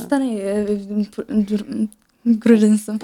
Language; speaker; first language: Lithuanian; non-native, learner; Tigrinya